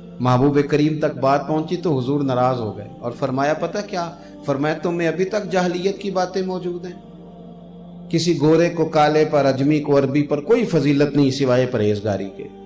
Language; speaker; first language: Urdu; non-native, local second language; Punjabi